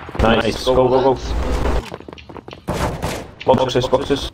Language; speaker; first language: English; non-native, learner; Spanish